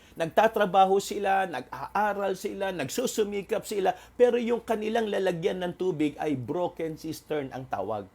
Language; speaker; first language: Filipino; non-native, local second language; Waray